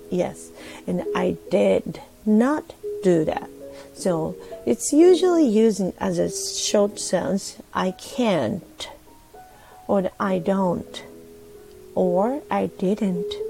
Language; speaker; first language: English; non-native, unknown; Japanese